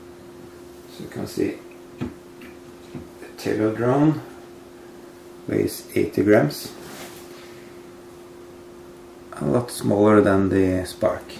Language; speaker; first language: English; non-native, fluent; Norwegian